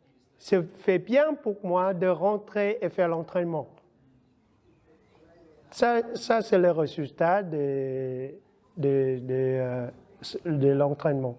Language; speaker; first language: French; non-native, learner; Vietnamese